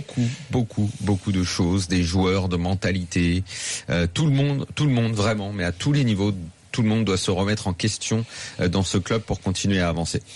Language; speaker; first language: French; native; French